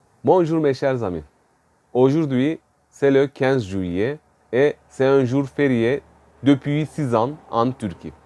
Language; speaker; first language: French; non-native, fluent; Turkish